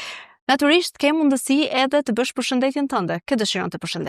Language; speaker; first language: Albanian; native; Albanian